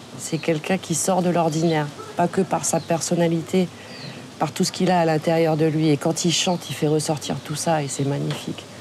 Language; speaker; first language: French; native; French